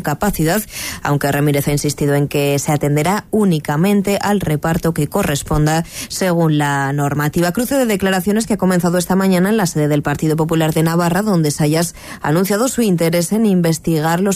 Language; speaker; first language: Spanish; native; Spanish